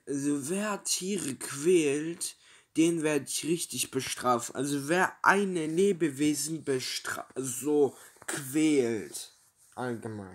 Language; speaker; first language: German; early bilingual, other home language; Turkish